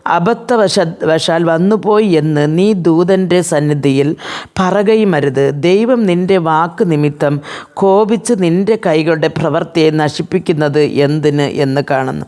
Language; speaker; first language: Malayalam; native; Malayalam